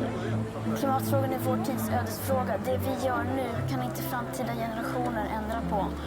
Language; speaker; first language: Swedish; native; Swedish